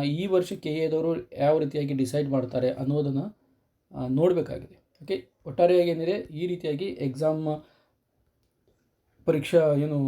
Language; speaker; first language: Kannada; native; Kannada